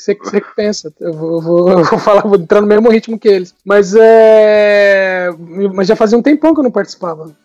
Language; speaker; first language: Portuguese; native; Portuguese